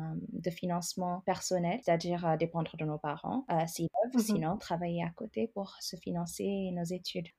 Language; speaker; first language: French; non-native, fluent; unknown